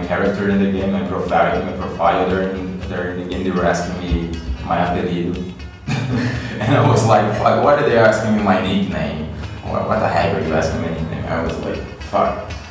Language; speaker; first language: English; non-native, fluent; Portuguese